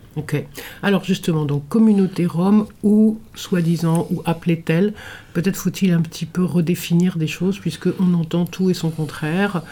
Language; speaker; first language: French; native; French